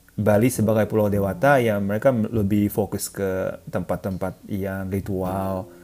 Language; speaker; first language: Indonesian; non-native, fluent; Japanese